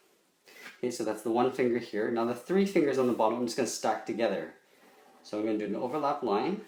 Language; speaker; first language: English; native; English